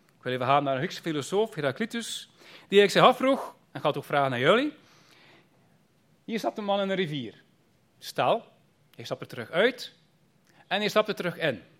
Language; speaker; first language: Dutch; native; Dutch